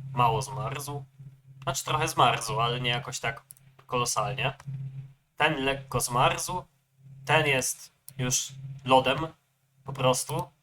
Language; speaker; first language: Polish; native; Polish